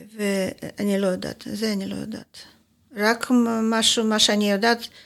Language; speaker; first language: Hebrew; non-native, fluent; Russian